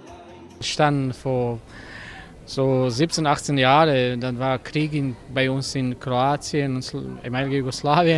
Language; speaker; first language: German; non-native, learner; Croatian